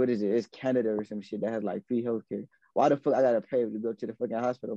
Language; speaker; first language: English; native; English